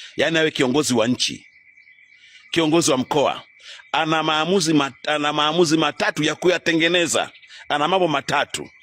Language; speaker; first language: Swahili; native; Swahili